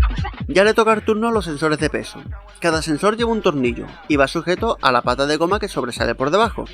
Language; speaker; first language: Spanish; native; Spanish